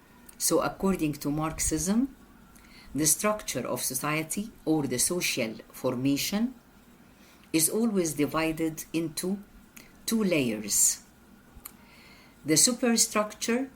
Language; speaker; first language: English; non-native, fluent; Arabic